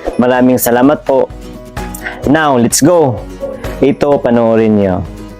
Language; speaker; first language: Filipino; native; Filipino